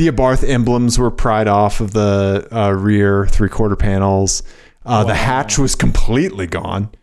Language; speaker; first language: English; native; English